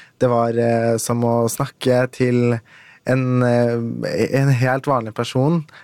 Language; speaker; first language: Norwegian; early bilingual, other home language; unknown